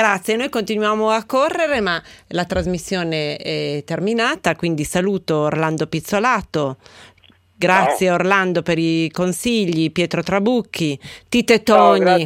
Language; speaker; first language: Italian; native; Italian